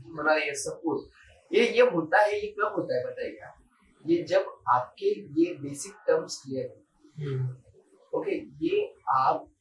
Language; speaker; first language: Hindi; non-native, local second language; Marathi